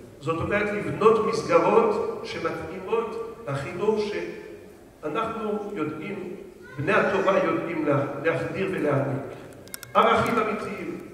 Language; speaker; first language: Hebrew; non-native, fluent; French